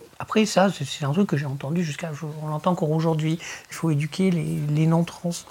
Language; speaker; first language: French; early bilingual, other home language; Spanish